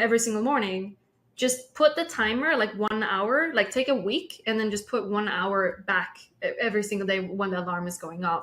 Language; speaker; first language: English; non-native, fluent; Swedish